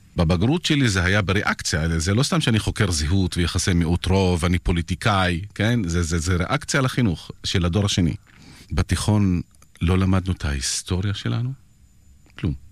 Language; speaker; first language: Hebrew; non-native, local second language; Arabic